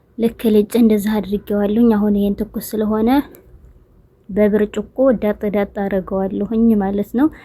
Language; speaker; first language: Amharic; native; Amharic